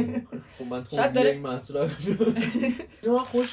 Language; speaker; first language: Persian; native; Persian